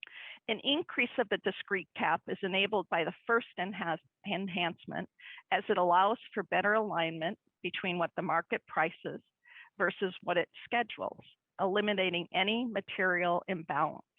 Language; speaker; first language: English; native; English